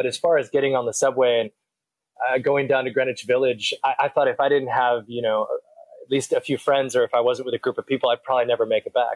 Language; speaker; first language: English; native; English